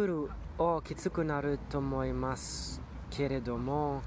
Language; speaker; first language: Japanese; non-native, learner; German